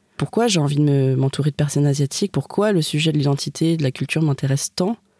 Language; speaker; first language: French; native; French